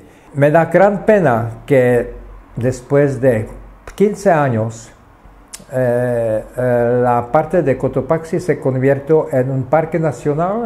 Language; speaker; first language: Spanish; non-native, fluent; Czech